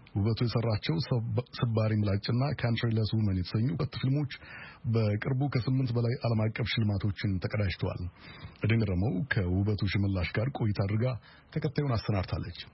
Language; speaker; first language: Amharic; native; Amharic